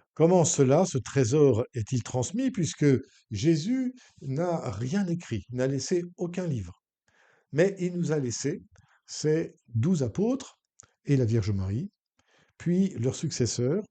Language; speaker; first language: French; native; French